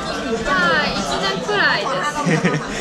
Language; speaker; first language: Japanese; non-native, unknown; Chinese